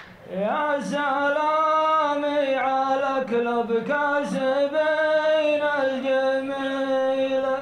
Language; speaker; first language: Arabic; native; Arabic